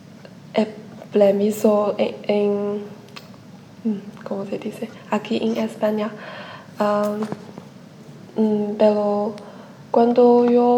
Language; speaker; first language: Spanish; non-native, learner; Chinese